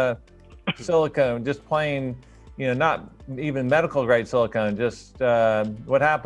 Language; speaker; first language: English; native; English